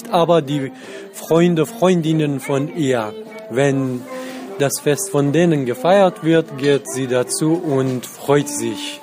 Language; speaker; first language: German; non-native, fluent; Central Kurdish